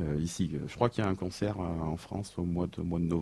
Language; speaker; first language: French; native; French